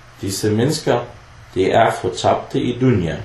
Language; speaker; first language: Danish; early bilingual, other home language; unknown